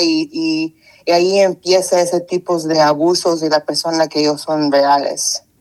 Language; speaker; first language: Spanish; early bilingual, heritage; Spanish